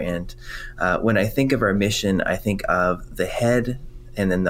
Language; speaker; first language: English; non-native, fluent; French